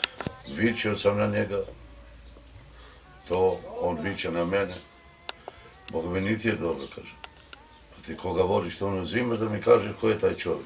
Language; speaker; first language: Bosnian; non-native, local second language; Romany